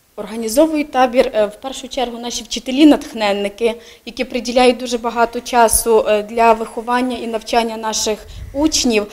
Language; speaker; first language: Ukrainian; native; Ukrainian